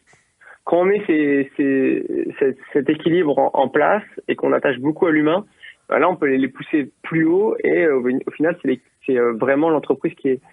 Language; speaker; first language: French; native; French